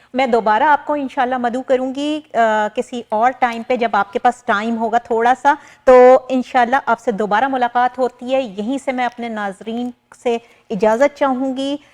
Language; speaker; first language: Urdu; native; Urdu